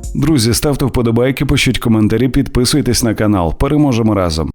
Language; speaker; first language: Ukrainian; native; Ukrainian